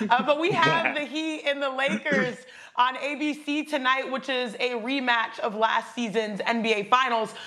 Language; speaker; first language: English; native; English